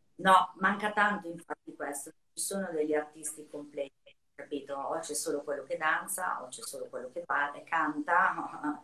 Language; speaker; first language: Italian; native; Italian